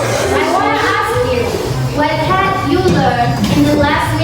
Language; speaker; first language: English; non-native, learner; Indonesian